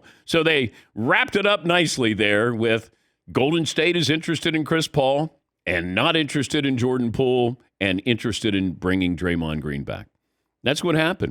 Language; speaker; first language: English; native; English